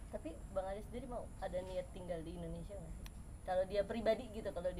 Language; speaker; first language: Indonesian; native; Indonesian